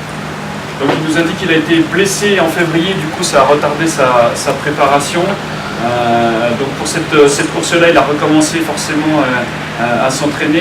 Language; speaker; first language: French; native; French